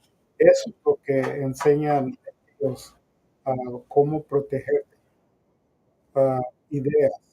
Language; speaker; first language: Spanish; non-native, learner; English